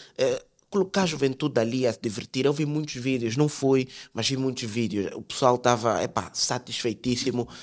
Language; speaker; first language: Portuguese; native; Portuguese